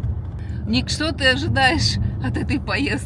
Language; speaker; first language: Russian; native; Russian